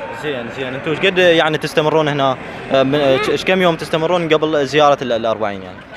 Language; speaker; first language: Arabic; native; Arabic